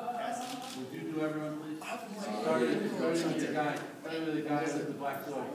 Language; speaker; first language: English; native; English